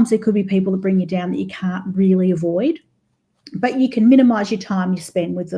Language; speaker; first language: English; native; English